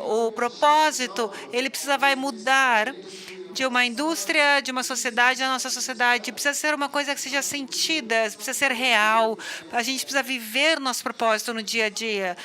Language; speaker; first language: Portuguese; non-native, fluent; English